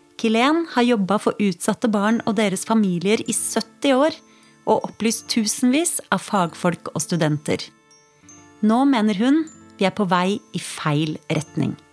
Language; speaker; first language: Norwegian; native; Norwegian